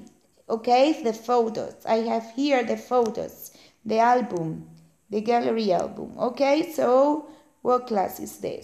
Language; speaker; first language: English; non-native, fluent; Spanish